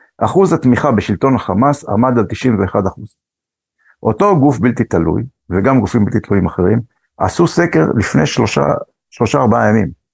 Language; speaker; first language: Hebrew; early bilingual, other home language; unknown